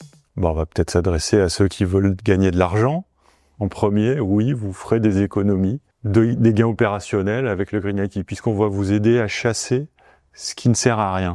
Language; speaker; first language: French; native; French